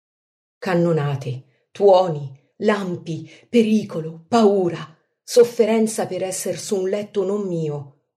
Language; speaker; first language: Italian; native; Italian